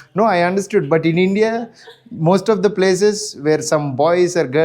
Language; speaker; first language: English; non-native, learner; Telugu